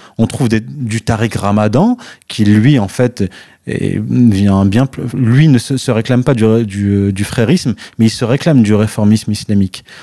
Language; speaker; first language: French; early bilingual, other home language; Arabic